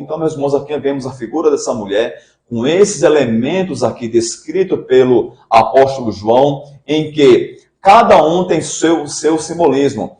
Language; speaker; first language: Portuguese; native; Portuguese